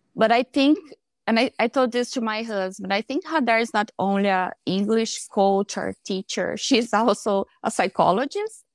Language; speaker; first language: English; non-native, fluent; Portuguese